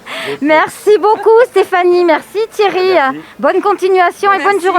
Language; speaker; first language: French; native; French